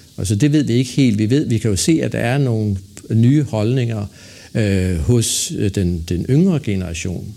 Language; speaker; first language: Danish; native; Danish